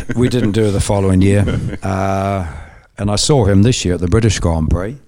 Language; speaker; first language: English; native; English